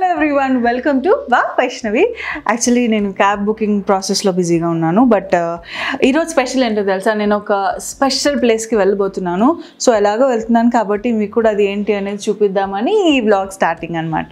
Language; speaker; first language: Telugu; native; Telugu